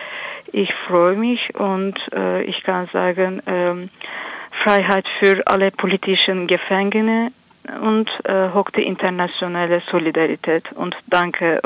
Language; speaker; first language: German; non-native, learner; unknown